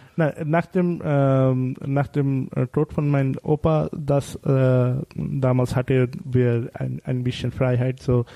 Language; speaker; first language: German; non-native, learner; Bangla